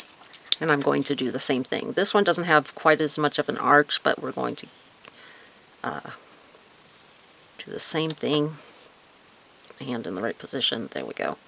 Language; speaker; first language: English; native; English